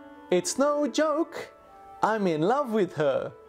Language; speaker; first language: English; native; English